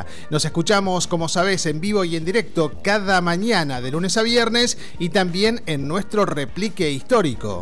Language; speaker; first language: Spanish; native; Spanish